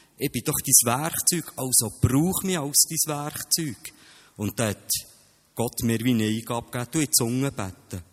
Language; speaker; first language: German; native; German